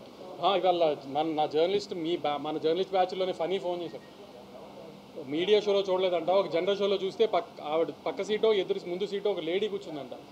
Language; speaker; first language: Telugu; native; Telugu